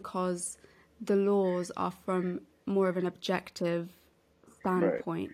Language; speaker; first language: English; non-native, local second language; Urdu